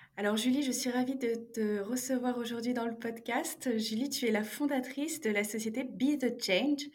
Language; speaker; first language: French; native; French